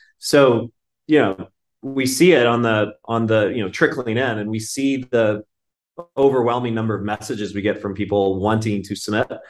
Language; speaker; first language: English; native; English